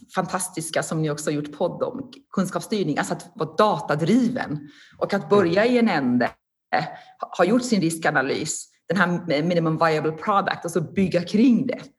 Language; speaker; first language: Swedish; non-native, fluent; Persian